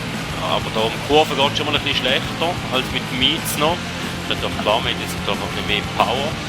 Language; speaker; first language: German; native; German